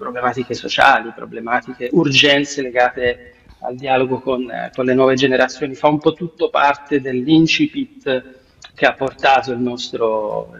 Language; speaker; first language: Italian; native; Italian